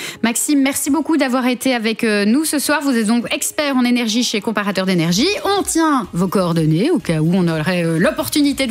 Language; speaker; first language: French; native; French